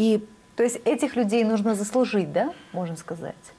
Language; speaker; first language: Russian; native; Russian